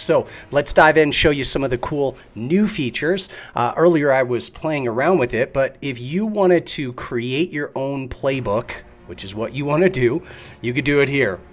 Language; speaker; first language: English; native; English